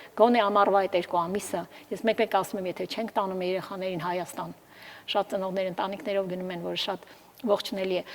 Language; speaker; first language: Armenian; early bilingual, heritage; Armenian